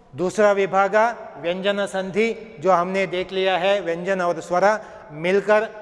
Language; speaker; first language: Hindi; non-native, local second language; Kannada